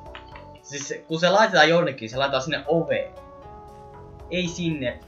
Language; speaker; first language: Finnish; native; Finnish